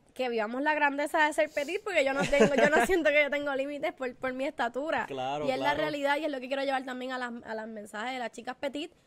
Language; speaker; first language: Spanish; native; Spanish